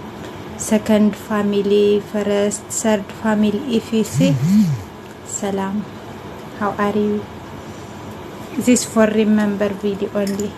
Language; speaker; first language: English; non-native, learner; Amharic